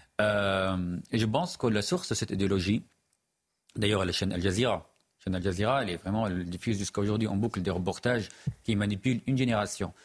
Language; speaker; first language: French; non-native, fluent; Arabic